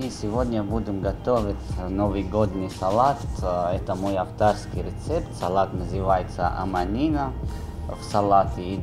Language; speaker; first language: Russian; non-native, learner; Arabic